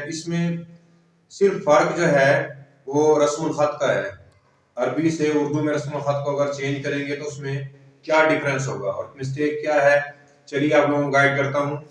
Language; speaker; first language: Urdu; non-native, local second language; Punjabi